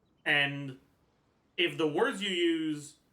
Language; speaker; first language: English; native; English